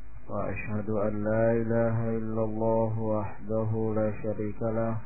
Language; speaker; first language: Arabic; non-native, fluent; Indonesian